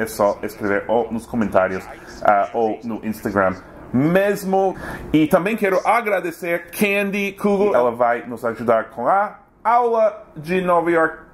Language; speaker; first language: Portuguese; non-native, fluent; English